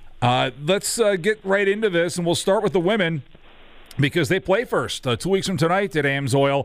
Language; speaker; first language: English; native; English